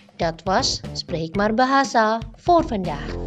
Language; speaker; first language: Dutch; non-native, fluent; Indonesian